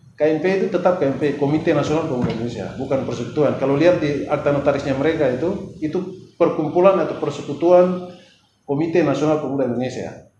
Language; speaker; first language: Indonesian; native; Indonesian